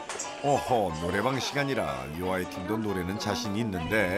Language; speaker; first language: Korean; native; Korean